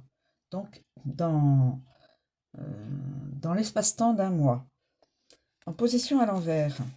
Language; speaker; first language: French; native; French